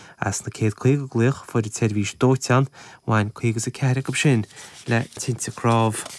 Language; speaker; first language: Irish; native; Irish